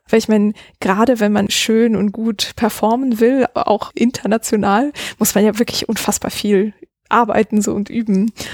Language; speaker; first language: German; native; German